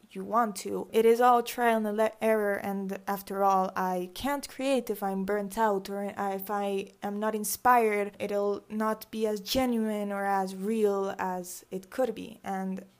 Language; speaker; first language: English; early bilingual, other home language; Spanish